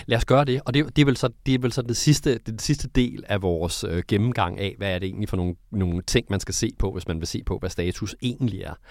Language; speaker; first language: Danish; native; Danish